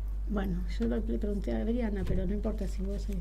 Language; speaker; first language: Spanish; native; Spanish